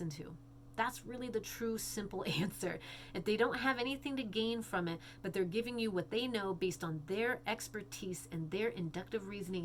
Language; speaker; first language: English; native; English